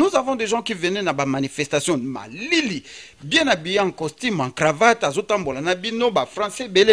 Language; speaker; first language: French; non-native, local second language; Lingala